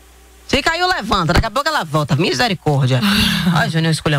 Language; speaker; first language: Portuguese; native; Portuguese